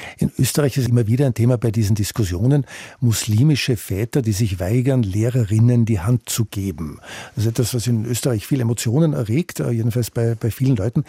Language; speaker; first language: German; native; German